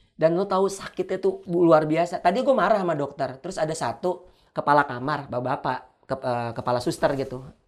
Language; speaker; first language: Indonesian; native; Indonesian